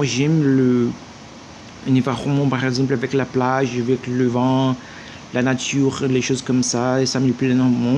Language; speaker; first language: French; non-native, learner; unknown